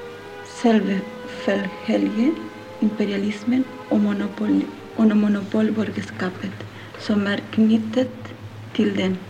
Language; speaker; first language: Norwegian; non-native, learner; Spanish